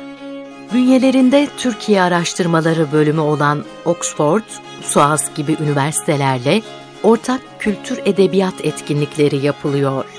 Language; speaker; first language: Turkish; native; Turkish